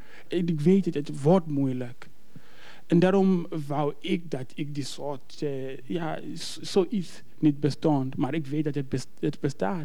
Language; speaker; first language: Dutch; non-native, fluent; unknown